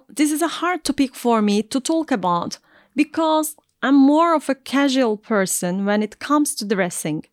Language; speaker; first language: English; non-native, fluent; Turkish